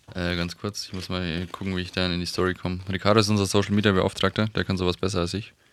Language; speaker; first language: German; native; German